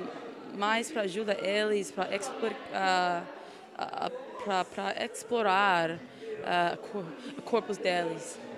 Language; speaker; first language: Portuguese; non-native, fluent; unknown